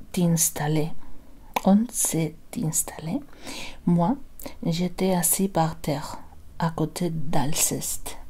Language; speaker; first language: French; non-native, learner; Spanish